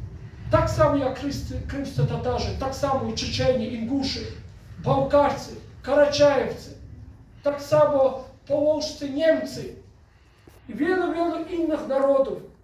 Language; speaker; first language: Polish; non-native, fluent; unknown